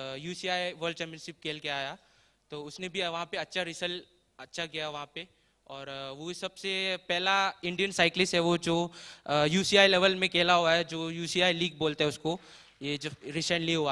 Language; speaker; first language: Hindi; non-native, local second language; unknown